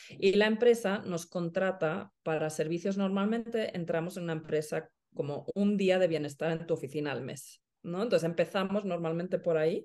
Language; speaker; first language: Spanish; non-native, fluent; Swedish